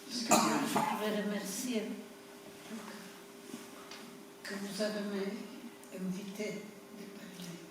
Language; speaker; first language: French; non-native, fluent; Polish